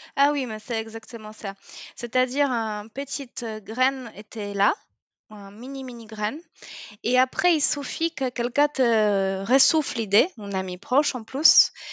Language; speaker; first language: French; non-native, fluent; Polish